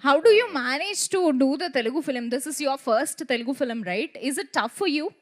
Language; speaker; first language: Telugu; native; Telugu